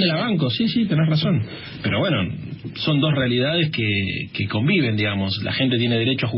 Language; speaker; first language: Spanish; native; Spanish